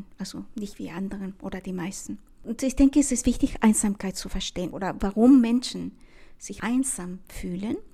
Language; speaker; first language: German; non-native, fluent; Spanish